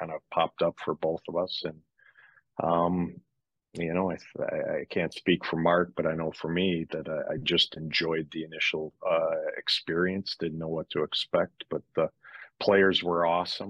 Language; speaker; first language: English; native; English